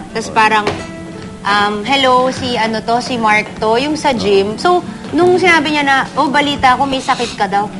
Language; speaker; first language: Filipino; native; Filipino